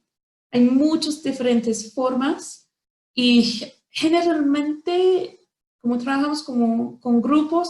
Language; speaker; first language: Spanish; non-native, fluent; English